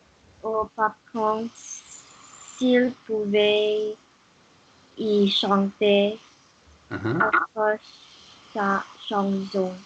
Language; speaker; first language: French; non-native, learner; English